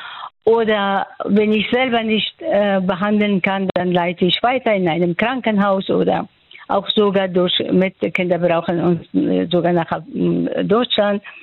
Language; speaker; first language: German; non-native, fluent; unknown